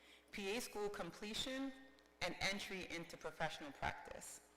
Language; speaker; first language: English; native; English